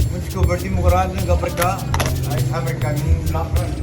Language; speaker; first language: Filipino; native; Filipino